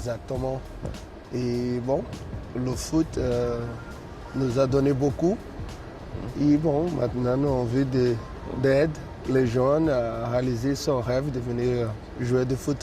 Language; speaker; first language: French; non-native, learner; Portuguese